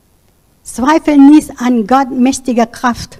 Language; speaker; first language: German; non-native, learner; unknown